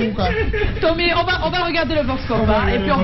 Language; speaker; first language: French; native; French